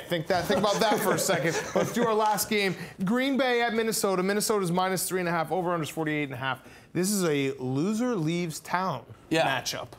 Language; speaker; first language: English; native; English